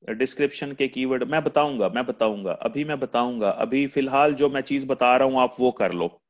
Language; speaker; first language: Urdu; non-native, local second language; Punjabi